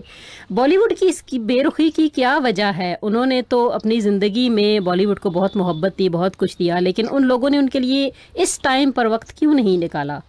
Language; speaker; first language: Hindi; native; Hindi